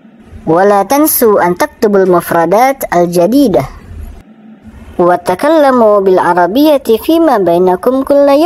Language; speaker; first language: Arabic; non-native, fluent; Indonesian